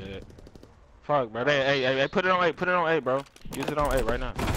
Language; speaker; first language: English; native; English